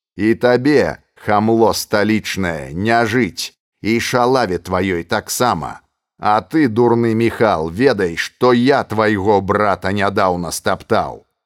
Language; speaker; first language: Belarusian; native; Belarusian